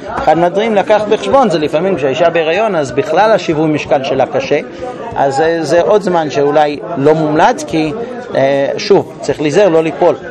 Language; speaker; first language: Hebrew; non-native, fluent; English